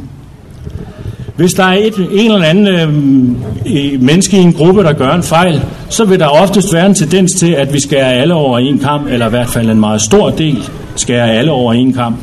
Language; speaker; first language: Danish; native; Danish